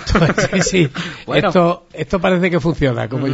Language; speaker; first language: Spanish; native; Spanish